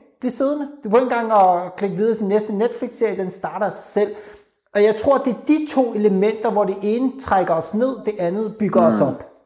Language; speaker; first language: Danish; early bilingual, other home language; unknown